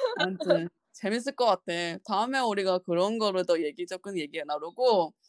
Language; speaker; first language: Korean; non-native, fluent; Chinese